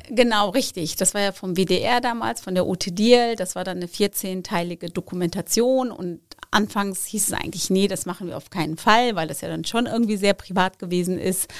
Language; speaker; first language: German; early bilingual, other home language; Turkish